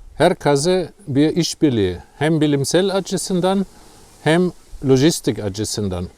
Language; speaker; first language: Turkish; non-native, fluent; German